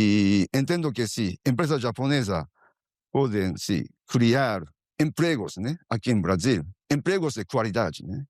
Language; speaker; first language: Portuguese; non-native, fluent; Japanese